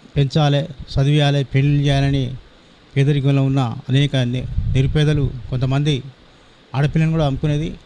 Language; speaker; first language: Telugu; non-native, local second language; Lambadi